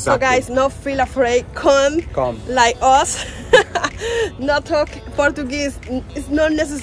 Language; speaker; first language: English; non-native, learner; Spanish